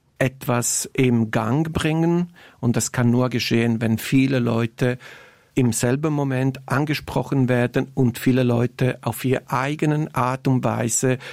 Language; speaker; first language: German; non-native, fluent; Italian